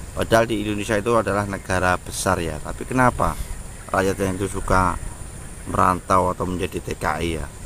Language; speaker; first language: Indonesian; non-native, local second language; Javanese